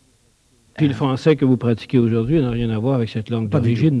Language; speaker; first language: French; native; French